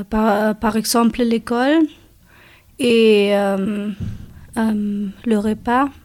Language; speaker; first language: French; non-native, learner; German